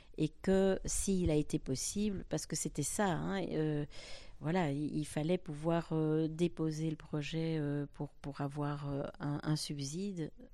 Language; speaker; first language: French; native; French